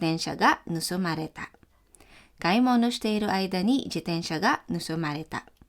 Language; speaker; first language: Japanese; non-native, fluent; Filipino